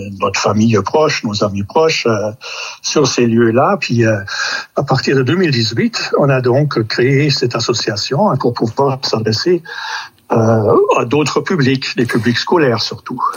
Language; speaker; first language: French; non-native, fluent; German